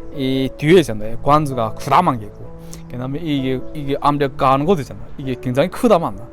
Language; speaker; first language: Korean; early bilingual, heritage; Korean